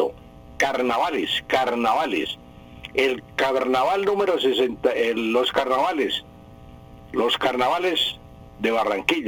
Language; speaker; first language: Spanish; native; Spanish